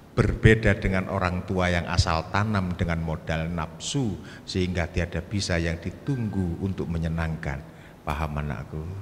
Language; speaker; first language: Indonesian; non-native, local second language; Javanese